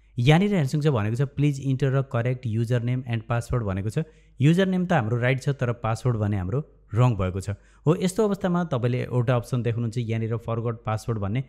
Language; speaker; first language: Nepali; native; Nepali